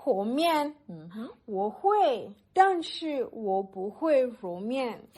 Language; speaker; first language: Chinese; non-native, learner; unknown